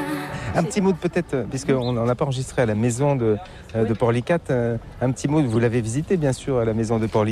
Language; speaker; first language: French; native; French